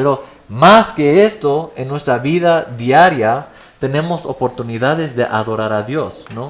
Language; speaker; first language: Spanish; non-native, fluent; English